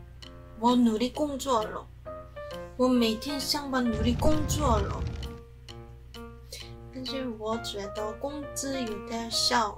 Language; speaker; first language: Chinese; non-native, learner; Korean